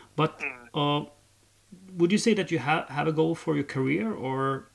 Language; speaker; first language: English; non-native, fluent; Swedish